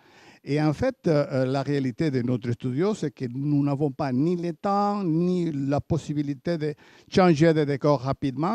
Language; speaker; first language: French; native; French